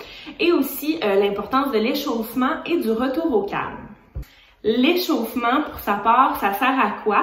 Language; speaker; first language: French; native; French